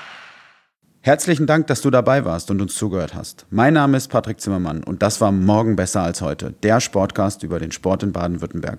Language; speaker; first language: German; native; German